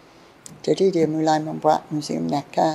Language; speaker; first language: Indonesian; non-native, fluent; English